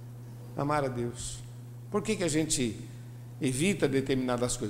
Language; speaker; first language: Portuguese; native; Portuguese